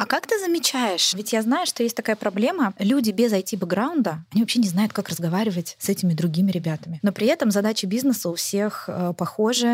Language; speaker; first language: Russian; native; Russian